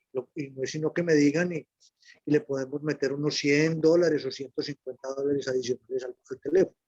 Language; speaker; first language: Spanish; native; Spanish